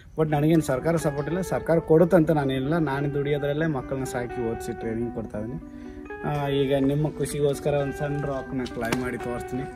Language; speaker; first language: Kannada; non-native, local second language; Tamil